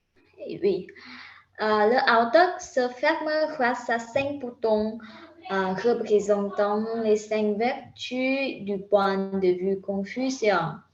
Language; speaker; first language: French; non-native, learner; Vietnamese